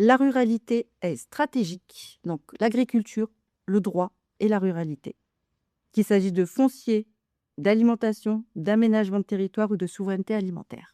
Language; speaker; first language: French; native; French